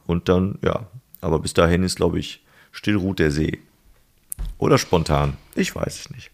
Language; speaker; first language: German; native; German